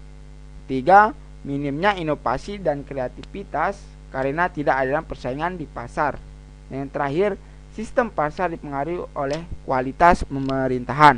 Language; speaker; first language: Indonesian; native; Indonesian